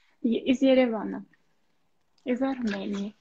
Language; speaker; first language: Russian; non-native, local second language; Armenian